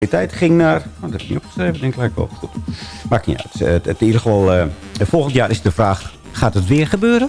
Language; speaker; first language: Dutch; native; Dutch